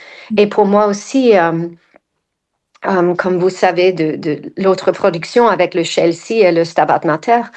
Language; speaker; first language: French; non-native, fluent; English